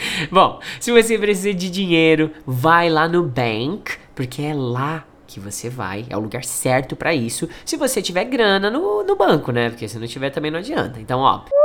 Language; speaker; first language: Portuguese; native; Portuguese